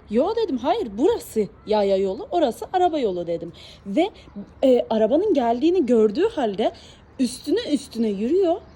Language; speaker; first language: Turkish; early bilingual, heritage; Turkish